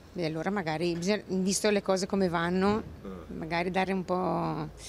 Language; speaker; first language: Italian; native; Italian